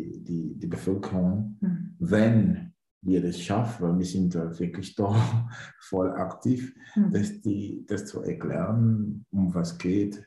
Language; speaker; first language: German; non-native, learner; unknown